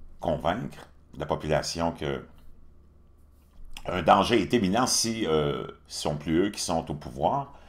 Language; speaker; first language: French; native; French